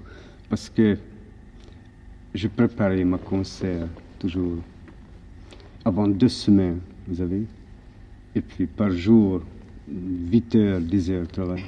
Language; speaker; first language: French; non-native, learner; Hungarian